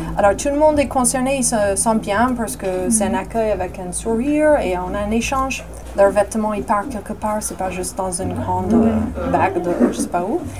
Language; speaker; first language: French; non-native, fluent; English